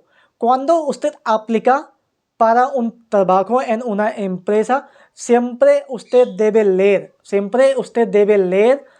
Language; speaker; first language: Spanish; non-native, fluent; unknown